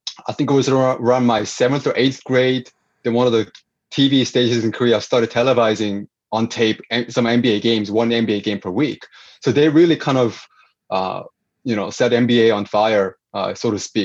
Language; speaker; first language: English; non-native, fluent; Korean